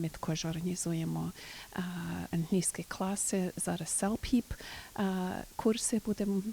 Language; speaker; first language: Ukrainian; early bilingual, heritage; Ukrainian